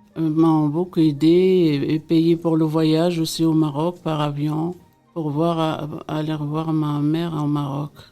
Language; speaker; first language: French; non-native, local second language; Arabic